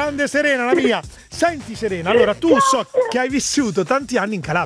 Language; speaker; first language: Italian; native; Italian